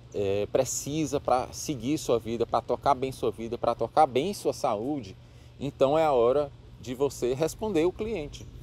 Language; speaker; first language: Portuguese; native; Portuguese